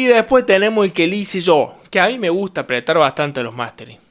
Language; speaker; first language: Spanish; native; Spanish